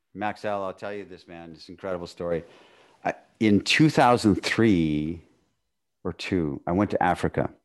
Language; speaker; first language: English; native; English